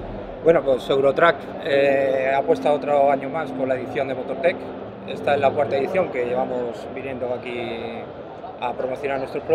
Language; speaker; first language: Spanish; native; Spanish